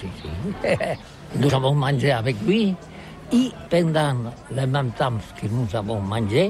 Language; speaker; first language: French; non-native, learner; Catalan